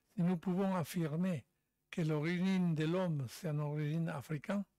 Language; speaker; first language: French; non-native, fluent; Spanish